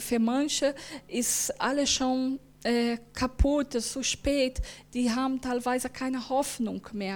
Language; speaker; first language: German; non-native, learner; Portuguese